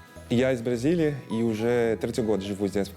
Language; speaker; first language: Russian; non-native, fluent; Portuguese